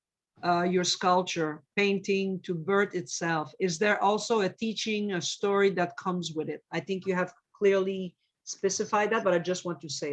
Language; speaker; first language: English; non-native, fluent; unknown